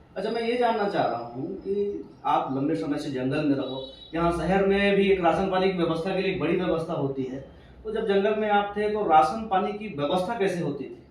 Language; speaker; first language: Hindi; native; Hindi